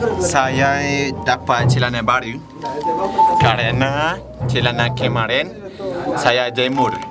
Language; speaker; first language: Indonesian; non-native, learner; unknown